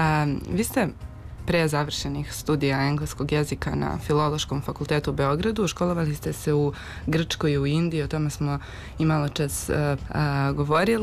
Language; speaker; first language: Serbian; native; Serbian